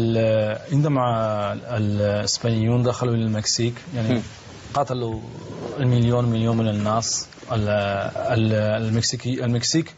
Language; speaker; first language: Arabic; non-native, learner; Spanish